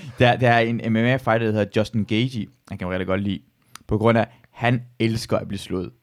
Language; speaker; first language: Danish; early bilingual, other home language; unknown